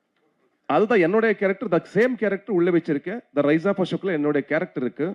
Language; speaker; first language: Tamil; non-native, learner; Kannada